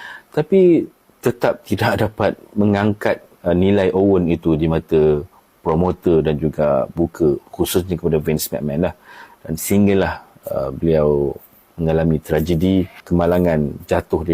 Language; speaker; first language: Malay; native; Malay